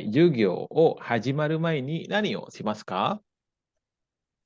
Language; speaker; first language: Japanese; non-native, fluent; Indonesian